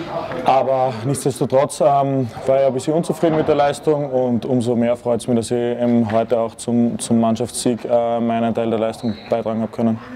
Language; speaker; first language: German; native; German